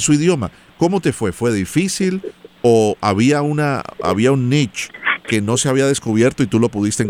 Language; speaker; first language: Spanish; native; Spanish